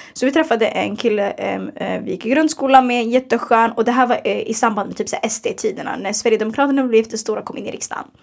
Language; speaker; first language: Swedish; early bilingual, other home language; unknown